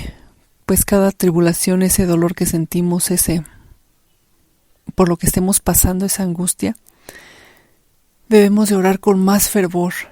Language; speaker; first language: Spanish; native; Spanish